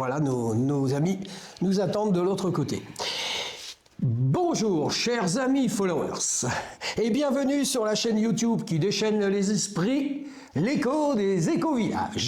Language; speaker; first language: French; native; French